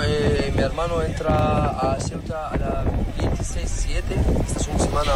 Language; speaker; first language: Spanish; non-native, learner; Arabic